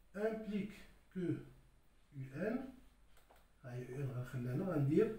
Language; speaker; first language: French; non-native, local second language; Arabic